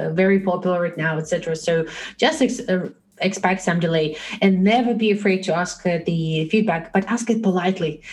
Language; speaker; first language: English; non-native, fluent; Russian